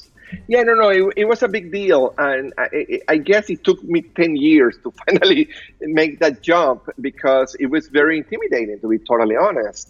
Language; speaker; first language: English; non-native, fluent; Spanish